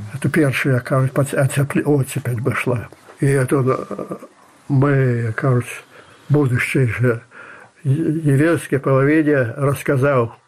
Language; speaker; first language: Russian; non-native, fluent; Belarusian